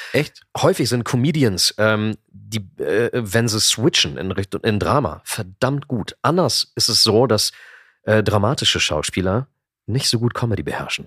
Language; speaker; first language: German; native; German